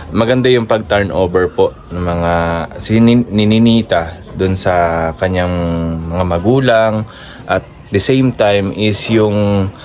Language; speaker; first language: Filipino; native; Filipino